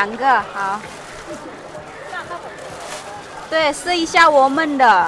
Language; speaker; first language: Chinese; non-native, learner; Indonesian